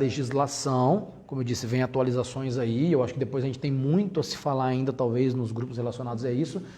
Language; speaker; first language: Portuguese; native; Portuguese